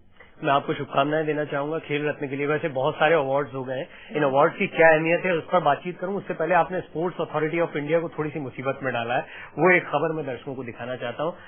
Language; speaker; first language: Hindi; native; Hindi